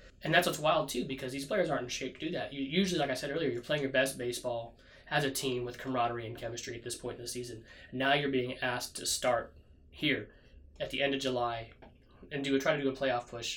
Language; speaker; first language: English; native; English